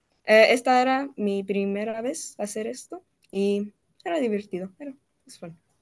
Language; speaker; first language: Spanish; early bilingual, heritage; Spanish